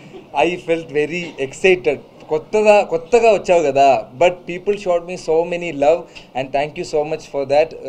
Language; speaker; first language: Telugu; non-native, learner; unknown